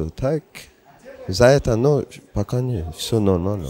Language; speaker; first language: Russian; non-native, local second language; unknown